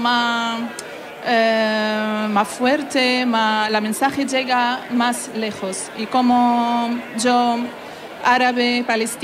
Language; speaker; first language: Spanish; non-native, learner; Hebrew